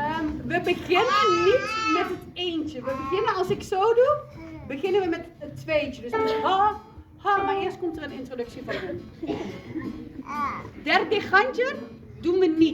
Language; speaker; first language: Dutch; native; Dutch